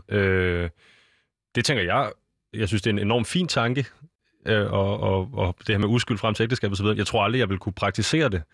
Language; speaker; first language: Danish; native; Danish